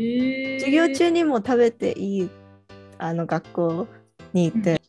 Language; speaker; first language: Japanese; early bilingual, heritage; Japanese